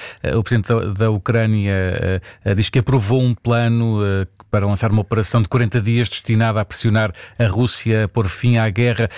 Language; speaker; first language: Portuguese; native; Portuguese